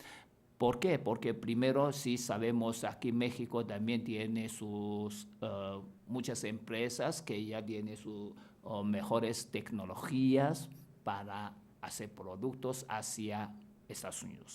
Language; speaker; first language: Spanish; non-native, fluent; Chinese